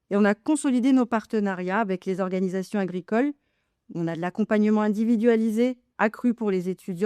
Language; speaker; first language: French; native; French